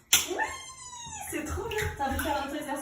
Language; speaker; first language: French; native; French